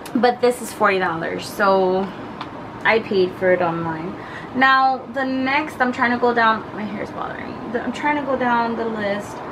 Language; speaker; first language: English; native; English